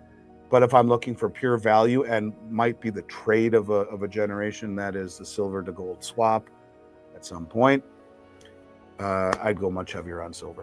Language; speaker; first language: English; native; English